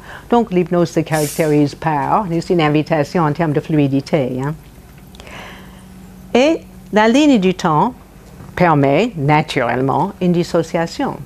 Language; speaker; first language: French; non-native, fluent; English